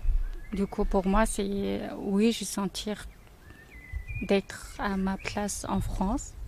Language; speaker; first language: French; non-native, learner; Mongolian